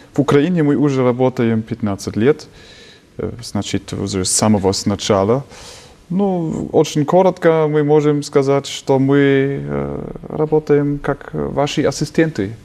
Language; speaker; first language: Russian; non-native, fluent; German